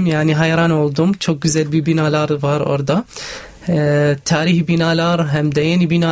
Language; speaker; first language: Turkish; non-native, learner; Arabic